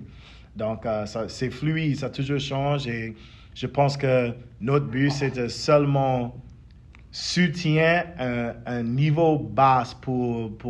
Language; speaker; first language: French; early bilingual, heritage; English